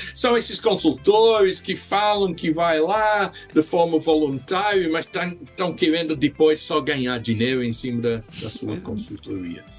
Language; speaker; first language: Portuguese; non-native, fluent; English